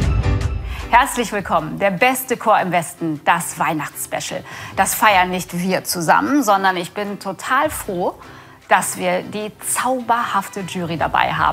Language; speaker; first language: German; native; German